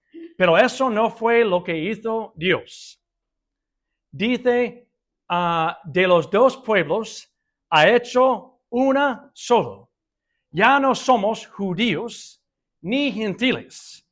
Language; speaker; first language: Spanish; non-native, fluent; English